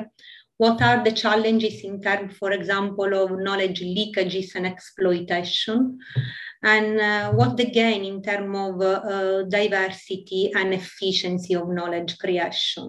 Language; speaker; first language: English; non-native, fluent; Italian